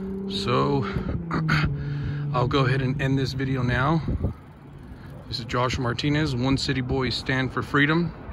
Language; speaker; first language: English; early bilingual, other home language; Spanish